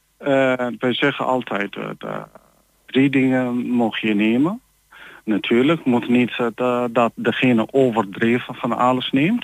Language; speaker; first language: Dutch; non-native, learner; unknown